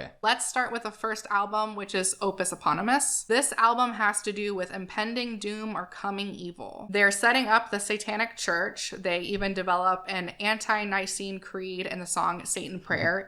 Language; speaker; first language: English; native; English